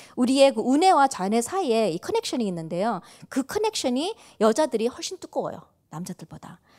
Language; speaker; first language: Korean; early bilingual, heritage; Korean